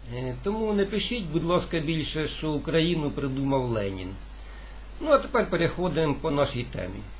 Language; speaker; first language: Ukrainian; non-native, local second language; Russian